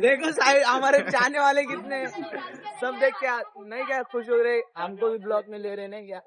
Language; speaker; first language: Hindi; non-native, local second language; Marathi